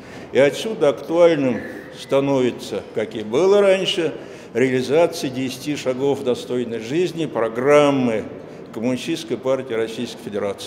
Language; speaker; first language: Russian; native; Russian